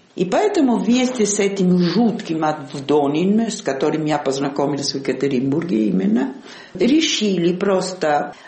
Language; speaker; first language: Russian; non-native, fluent; Italian